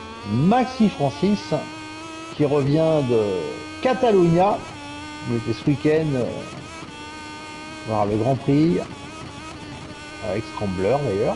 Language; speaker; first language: French; native; French